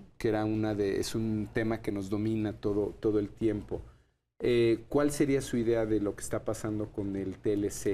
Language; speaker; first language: Spanish; native; Spanish